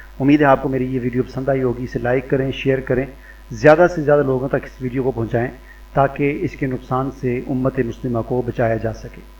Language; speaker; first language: Urdu; native; Urdu